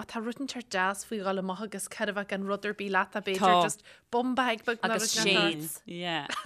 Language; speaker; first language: Irish; native; Irish